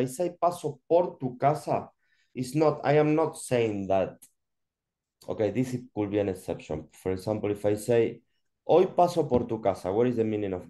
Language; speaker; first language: English; non-native, learner; Spanish